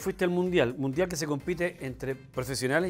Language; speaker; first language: Spanish; native; Spanish